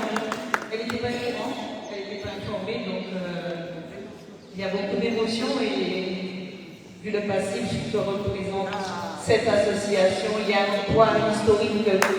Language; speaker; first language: French; native; French